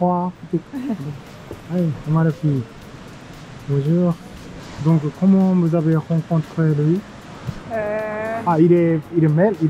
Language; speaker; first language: French; non-native, fluent; Japanese